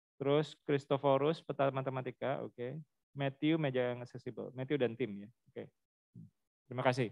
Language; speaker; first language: Indonesian; native; Indonesian